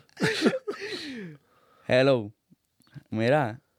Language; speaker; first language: Spanish; native; Spanish